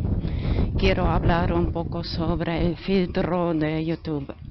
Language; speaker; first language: Spanish; non-native, fluent; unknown